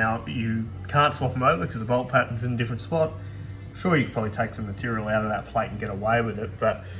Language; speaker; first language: English; native; English